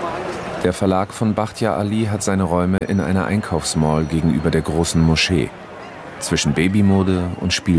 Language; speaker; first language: German; native; German